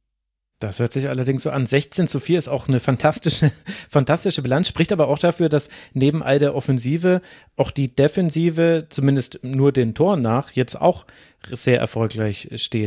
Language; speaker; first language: German; native; German